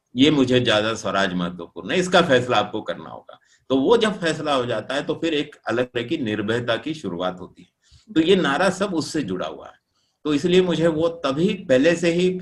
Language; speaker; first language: Hindi; non-native, local second language; Marathi